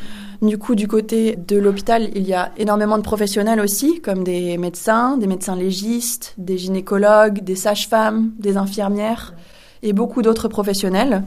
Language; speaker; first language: French; native; French